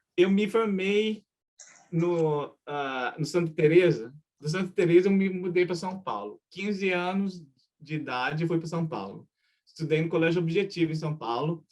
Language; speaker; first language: Portuguese; early bilingual, other home language; Japanese